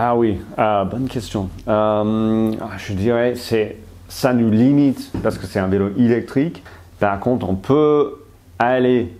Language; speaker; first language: French; non-native, fluent; English